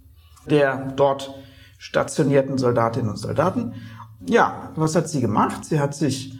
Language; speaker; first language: German; native; German